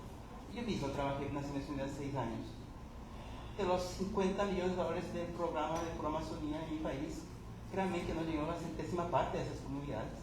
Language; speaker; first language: Spanish; native; Spanish